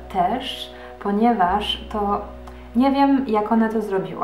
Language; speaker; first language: Polish; early bilingual, heritage; Polish